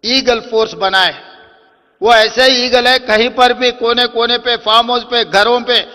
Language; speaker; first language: Hindi; non-native, local second language; Telugu